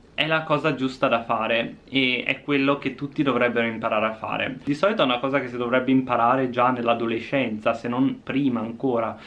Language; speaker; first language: Italian; native; Italian